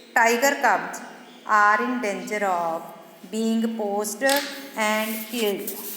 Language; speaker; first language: English; non-native, local second language; Punjabi